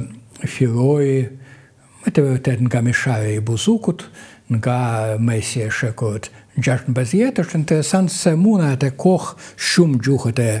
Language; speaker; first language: Albanian; non-native, fluent; Russian